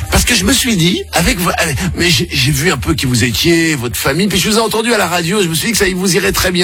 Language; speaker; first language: French; native; French